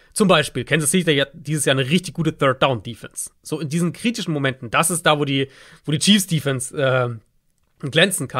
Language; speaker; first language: German; native; German